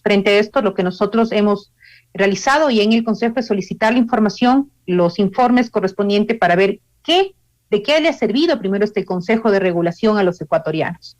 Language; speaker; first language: Spanish; native; Spanish